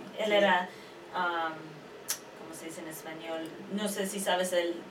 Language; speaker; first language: Spanish; early bilingual, heritage; Spanish